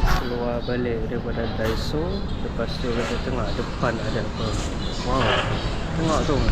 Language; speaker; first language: Malay; non-native, fluent; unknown